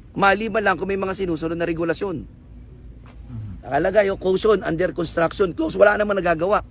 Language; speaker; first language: Filipino; native; Filipino